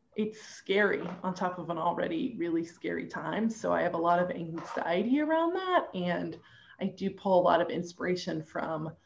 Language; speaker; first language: English; native; English